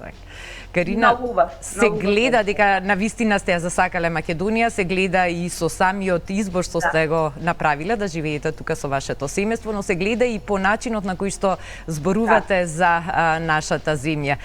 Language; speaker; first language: Macedonian; native; Macedonian